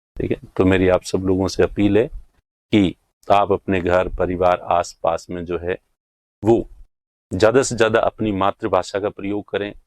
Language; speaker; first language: Hindi; native; Hindi